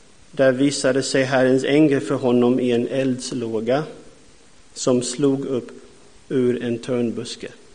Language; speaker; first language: Swedish; non-native, fluent; English